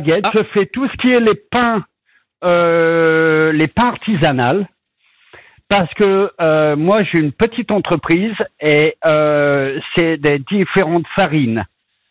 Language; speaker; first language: French; native; French